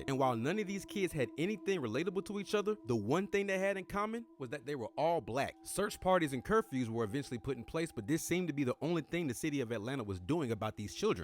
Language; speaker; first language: English; native; English